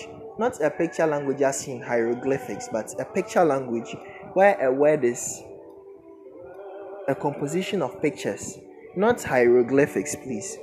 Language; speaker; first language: English; non-native, local second language; Akan